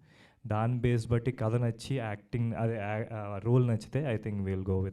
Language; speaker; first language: Telugu; native; Telugu